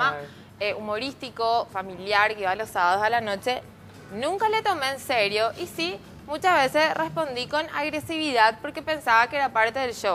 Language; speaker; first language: Spanish; native; Spanish